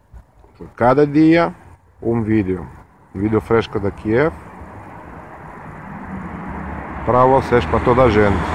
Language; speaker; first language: Portuguese; non-native, learner; Ukrainian